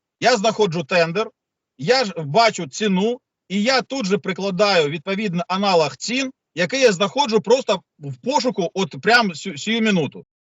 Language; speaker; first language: Ukrainian; native; Ukrainian